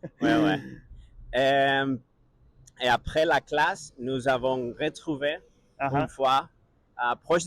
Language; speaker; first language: French; non-native, learner; Catalan